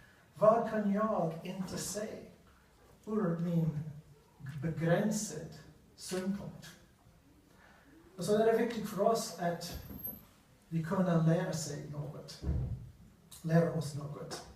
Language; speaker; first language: Swedish; non-native, learner; English